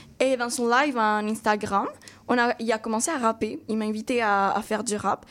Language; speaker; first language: French; non-native, fluent; Spanish